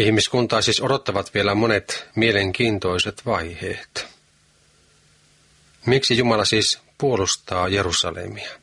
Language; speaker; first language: Finnish; native; Finnish